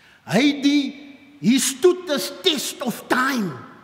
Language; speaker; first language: English; non-native, local second language; Afrikaans